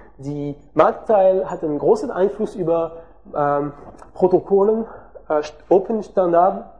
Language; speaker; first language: German; non-native, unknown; French